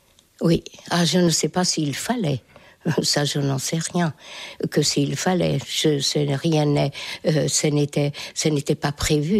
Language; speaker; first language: French; non-native, fluent; Hungarian